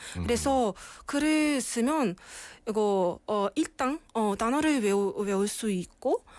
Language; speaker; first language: Korean; non-native, learner; Russian